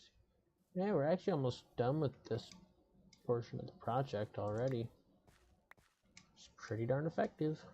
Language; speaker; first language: English; native; English